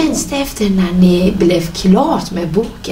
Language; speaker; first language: Swedish; non-native, fluent; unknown